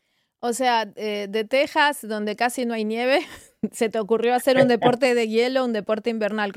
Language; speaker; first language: Spanish; native; Spanish